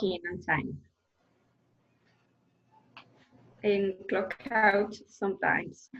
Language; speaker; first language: English; non-native, learner; Spanish